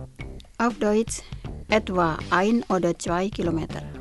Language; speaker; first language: German; non-native, fluent; Indonesian